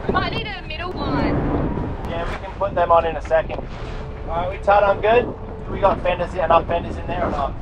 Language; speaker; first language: English; native; English